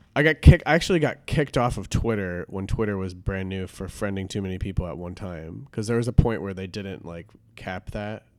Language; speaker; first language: English; native; English